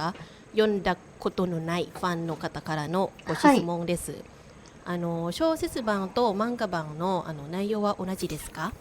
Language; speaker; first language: Japanese; non-native, learner; Thai